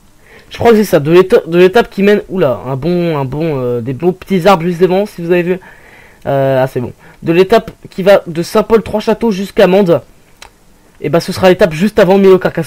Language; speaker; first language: French; native; French